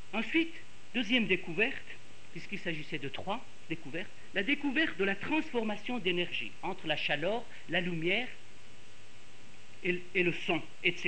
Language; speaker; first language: French; non-native, fluent; Persian